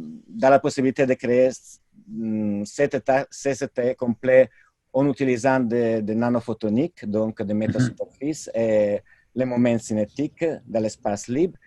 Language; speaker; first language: French; non-native, fluent; Italian